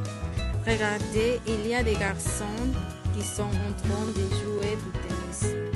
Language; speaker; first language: French; non-native, learner; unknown